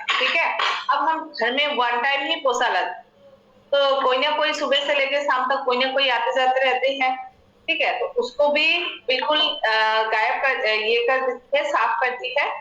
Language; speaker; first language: Hindi; non-native, local second language; Assamese